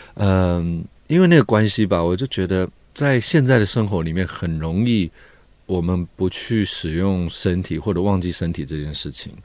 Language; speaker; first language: Chinese; native; Chinese